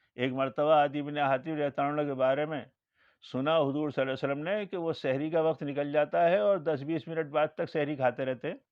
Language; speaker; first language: Urdu; native; Urdu